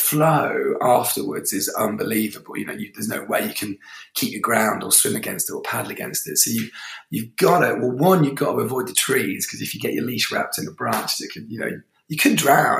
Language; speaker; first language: English; native; English